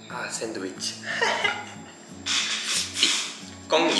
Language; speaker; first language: Spanish; non-native, learner; Japanese